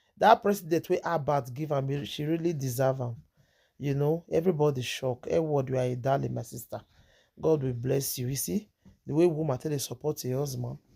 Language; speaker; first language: Nigerian Pidgin; native; Nigerian Pidgin